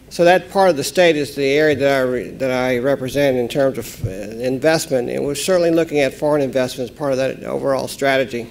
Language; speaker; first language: English; native; English